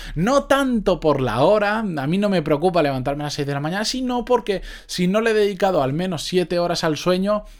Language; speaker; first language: Spanish; native; Spanish